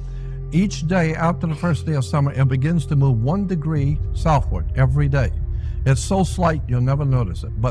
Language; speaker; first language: English; native; English